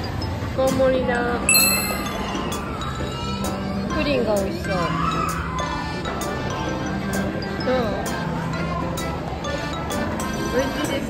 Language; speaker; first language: Japanese; native; Japanese